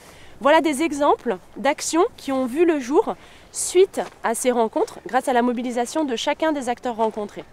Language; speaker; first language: French; native; French